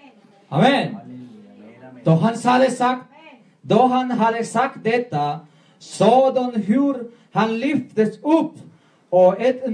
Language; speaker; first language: Swedish; non-native, learner; Spanish